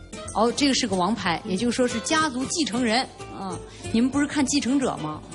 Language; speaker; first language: Chinese; native; Chinese